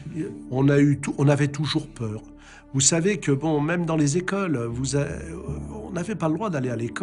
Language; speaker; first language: French; native; French